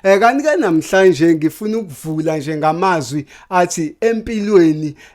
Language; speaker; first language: Zulu; native; Zulu